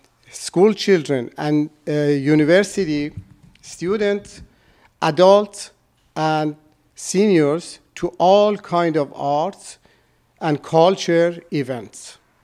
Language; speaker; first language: English; non-native, fluent; Persian